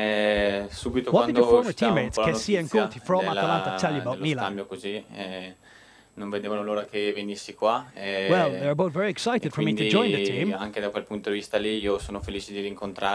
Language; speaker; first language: Italian; native; Italian